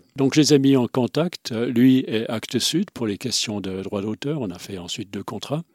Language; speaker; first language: French; non-native, fluent; Swiss German